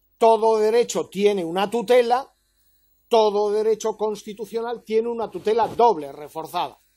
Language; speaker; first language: Spanish; native; Spanish